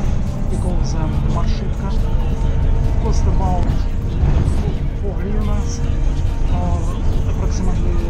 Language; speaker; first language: English; non-native, learner; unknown